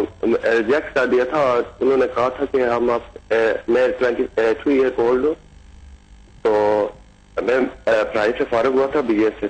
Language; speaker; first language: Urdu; non-native, local second language; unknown